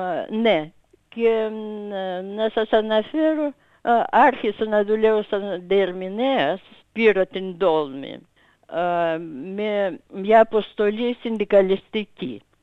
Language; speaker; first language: Greek; non-native, fluent; Russian